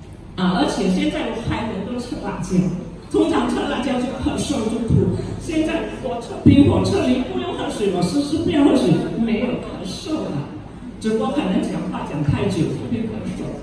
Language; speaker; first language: Chinese; early bilingual, heritage; Chinese